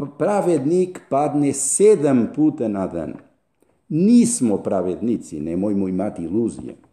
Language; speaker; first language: Croatian; non-native, fluent; Spanish